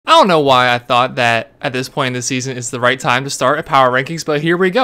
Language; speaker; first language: English; native; English